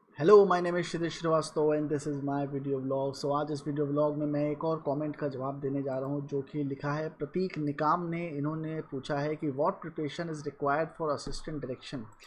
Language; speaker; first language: Hindi; native; Hindi